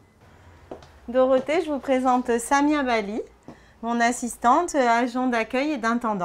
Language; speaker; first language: French; native; French